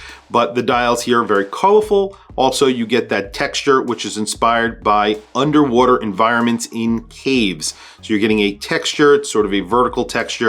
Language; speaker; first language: English; native; English